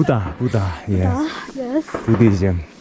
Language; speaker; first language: English; non-native, learner; Korean